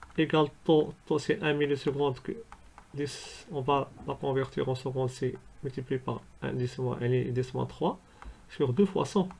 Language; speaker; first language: French; non-native, local second language; Arabic